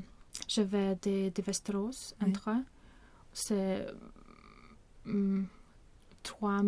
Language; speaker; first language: French; non-native, learner; Swedish